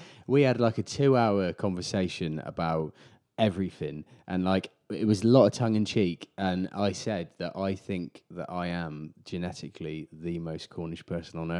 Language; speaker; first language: English; native; English